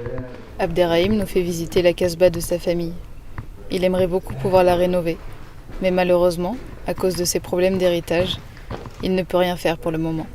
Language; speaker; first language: French; native; French